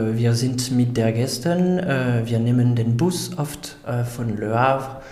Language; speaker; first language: German; non-native, fluent; French